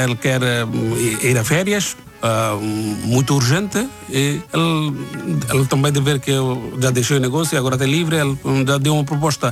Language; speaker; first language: Portuguese; non-native, learner; Bangla